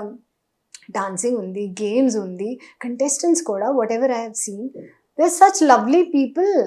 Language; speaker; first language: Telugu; non-native, fluent; Hindi